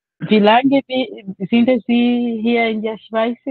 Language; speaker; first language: German; non-native, learner; Portuguese